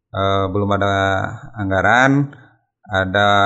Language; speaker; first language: Indonesian; native; Indonesian